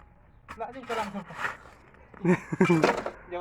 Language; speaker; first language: Arabic; non-native, learner; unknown